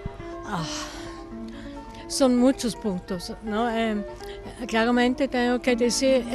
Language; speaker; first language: Spanish; non-native, fluent; German